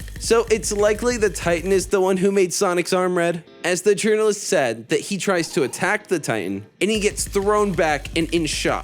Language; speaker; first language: English; native; English